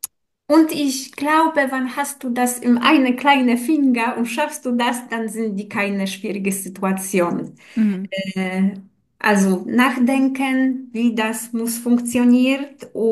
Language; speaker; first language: German; non-native, learner; Polish